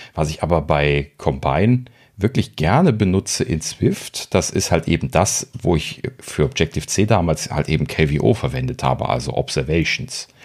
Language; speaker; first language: German; native; German